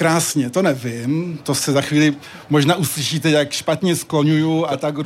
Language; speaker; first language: Czech; early bilingual, heritage; French